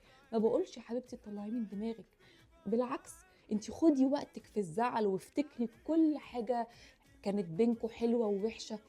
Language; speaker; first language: Arabic; native; Arabic